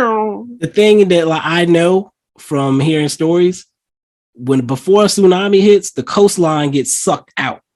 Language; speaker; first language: English; native; English